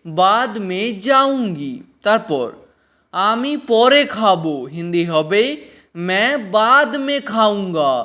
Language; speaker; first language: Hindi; non-native, local second language; Bangla